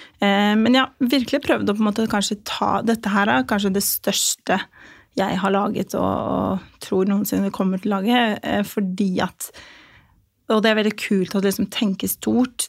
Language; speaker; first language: Norwegian; early bilingual, other home language; Albanian